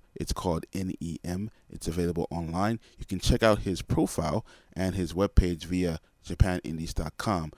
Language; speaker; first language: English; native; English